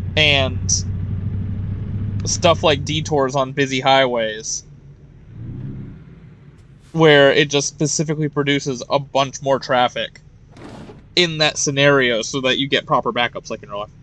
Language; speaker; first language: English; native; English